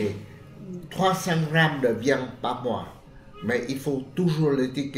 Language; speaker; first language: French; non-native, fluent; Vietnamese